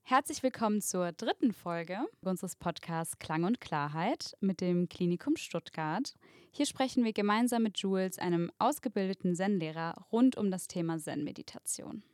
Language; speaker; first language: German; native; German